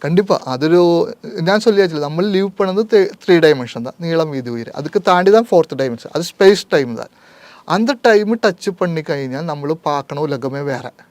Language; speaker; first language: Tamil; non-native, local second language; Malayalam